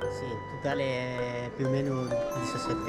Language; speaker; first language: Italian; non-native, learner; Bangla